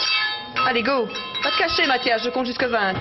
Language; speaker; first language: French; native; French